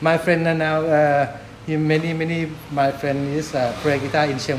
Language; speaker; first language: English; non-native, learner; Thai